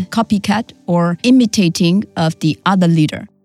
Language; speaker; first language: English; non-native, fluent; Chinese